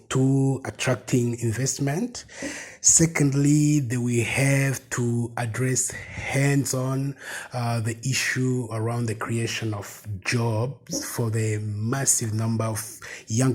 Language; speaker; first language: English; non-native, fluent; Rundi